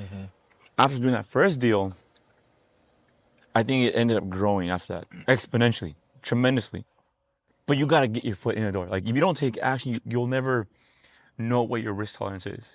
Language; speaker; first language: English; native; English